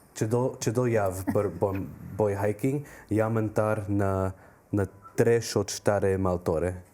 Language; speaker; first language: Albanian; non-native, learner; English